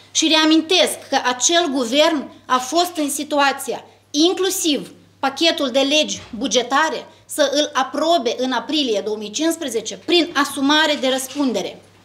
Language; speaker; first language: Romanian; native; Romanian